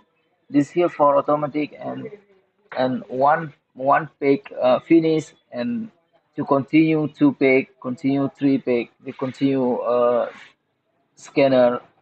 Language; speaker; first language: English; non-native, learner; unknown